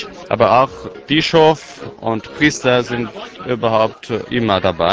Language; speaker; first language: German; non-native, learner; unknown